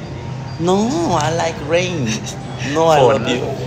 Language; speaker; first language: English; non-native, learner; Thai